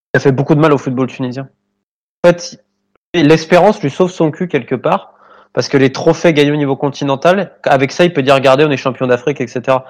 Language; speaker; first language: French; native; French